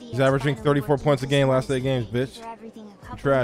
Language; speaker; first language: English; native; English